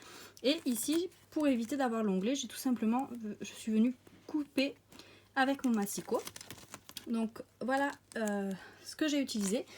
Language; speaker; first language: French; native; French